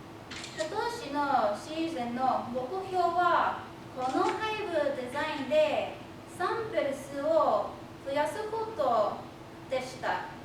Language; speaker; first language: Japanese; non-native, fluent; English